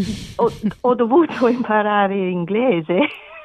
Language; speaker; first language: Italian; non-native, learner; English